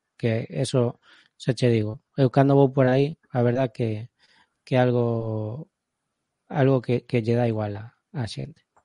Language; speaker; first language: Galician; native; Galician